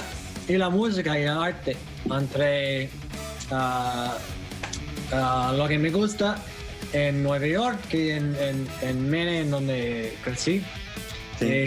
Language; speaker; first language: Spanish; non-native, fluent; English